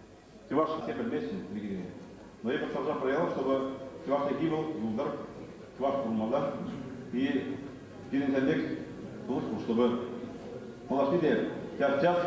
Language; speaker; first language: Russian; non-native, local second language; Chuvash